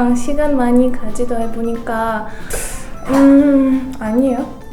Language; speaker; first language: Korean; non-native, fluent; Russian